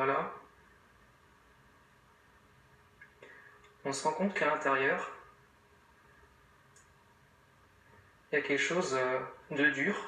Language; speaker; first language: French; native; French